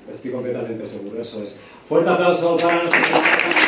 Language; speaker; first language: Spanish; native; Spanish